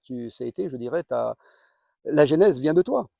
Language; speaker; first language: French; native; French